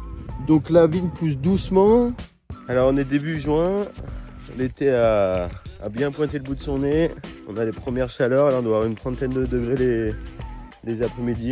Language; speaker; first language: French; native; French